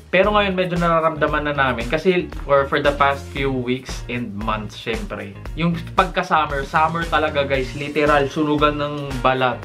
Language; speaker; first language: Filipino; native; Filipino